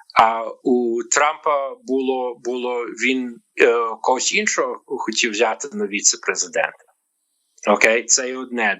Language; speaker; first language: Ukrainian; early bilingual, heritage; Ukrainian